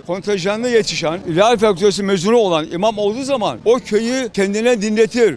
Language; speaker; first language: Turkish; non-native, local second language; Kurdish